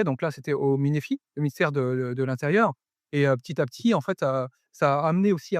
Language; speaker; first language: French; native; French